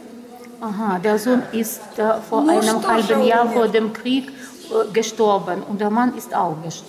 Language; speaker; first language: German; non-native, fluent; Russian